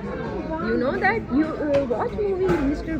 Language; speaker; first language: English; non-native, learner; Urdu